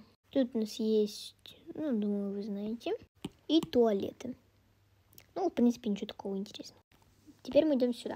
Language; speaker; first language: Russian; native; Russian